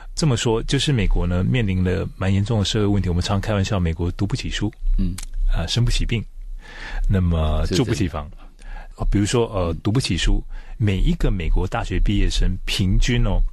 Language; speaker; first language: Chinese; native; Chinese